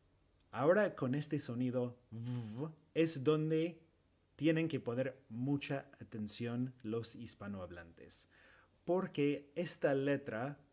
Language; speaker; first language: Spanish; non-native, fluent; English